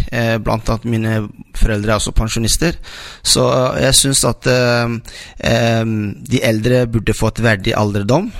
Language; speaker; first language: Norwegian; non-native, fluent; Somali